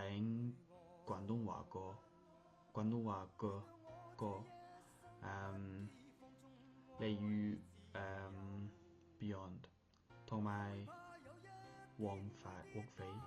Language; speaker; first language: Cantonese; non-native, learner; English